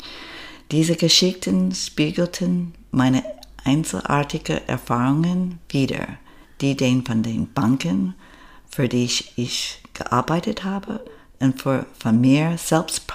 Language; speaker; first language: German; non-native, fluent; English